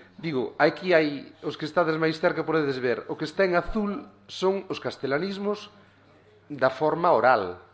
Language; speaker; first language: Galician; native; Galician